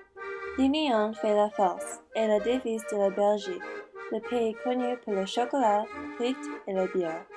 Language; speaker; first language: French; non-native, learner; English